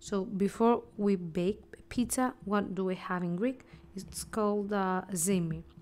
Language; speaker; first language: English; non-native, fluent; Greek